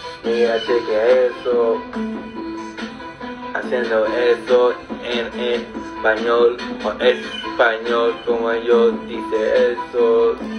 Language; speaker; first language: Spanish; early bilingual, heritage; Spanish